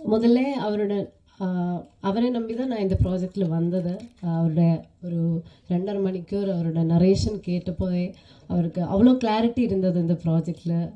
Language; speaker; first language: Tamil; non-native, fluent; Malayalam